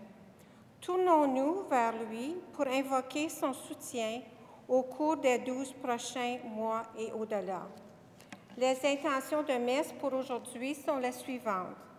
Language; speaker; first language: French; native; French